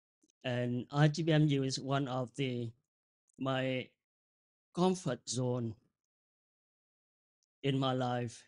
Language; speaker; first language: English; non-native, fluent; Vietnamese